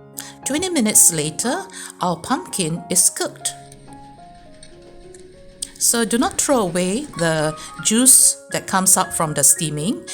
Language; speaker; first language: English; native; English